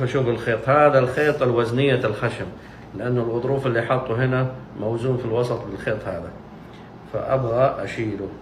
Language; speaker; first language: Arabic; native; Arabic